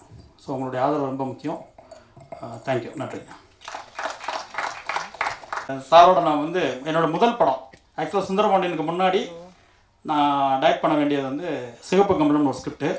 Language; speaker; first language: Tamil; native; Tamil